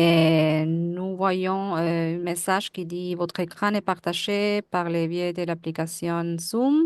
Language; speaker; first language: French; non-native, fluent; Spanish